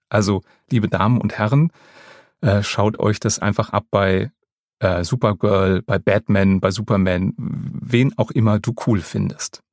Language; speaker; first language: German; native; German